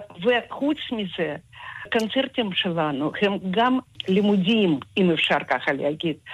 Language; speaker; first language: Hebrew; non-native, fluent; Russian